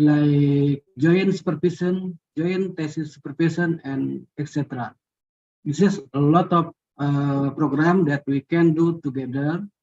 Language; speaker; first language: English; non-native, learner; Indonesian